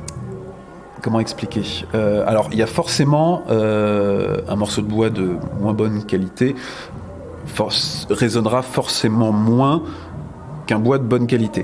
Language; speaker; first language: French; native; French